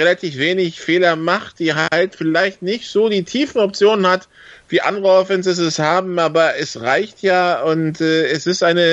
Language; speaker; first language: German; native; German